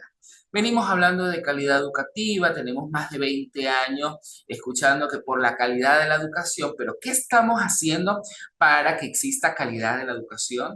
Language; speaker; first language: Spanish; native; Spanish